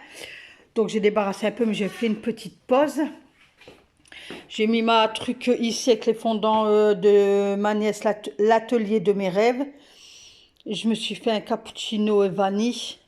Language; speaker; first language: French; native; French